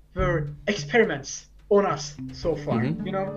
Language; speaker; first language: English; non-native, fluent; Turkish